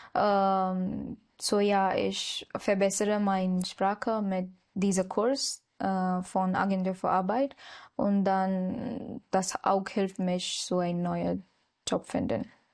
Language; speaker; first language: German; non-native, learner; Marathi